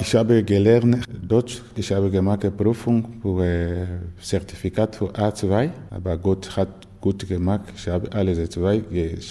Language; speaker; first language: German; non-native, learner; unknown